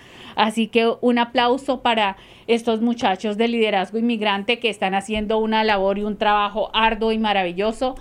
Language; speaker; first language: Spanish; native; Spanish